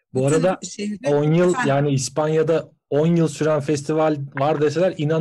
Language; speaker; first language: Turkish; native; Turkish